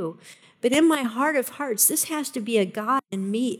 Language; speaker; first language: English; native; English